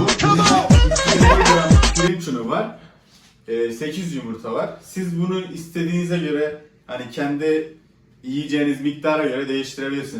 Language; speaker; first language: Turkish; native; Turkish